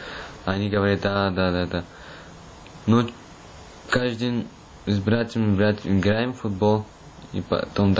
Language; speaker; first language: Russian; non-native, learner; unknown